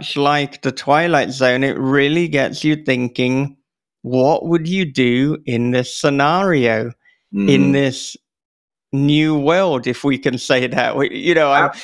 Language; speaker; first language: English; native; English